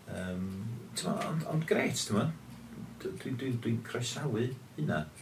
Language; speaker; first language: Welsh; early bilingual, heritage; Welsh